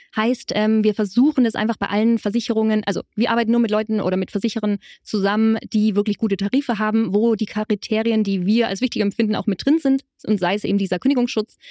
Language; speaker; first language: German; native; German